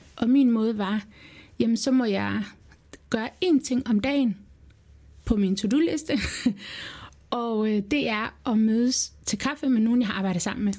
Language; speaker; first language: Danish; early bilingual, other home language; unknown